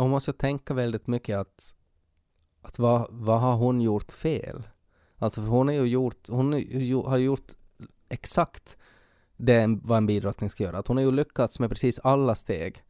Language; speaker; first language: Swedish; native; Swedish